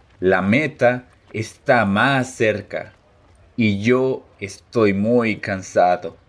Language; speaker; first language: Spanish; early bilingual, heritage; Spanish